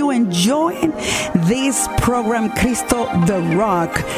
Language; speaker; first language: English; non-native, learner; Spanish